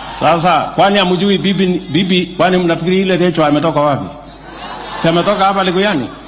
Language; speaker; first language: Swahili; non-native, local second language; Kalenjin